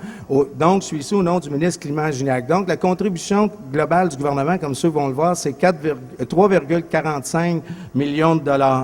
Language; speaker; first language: French; native; French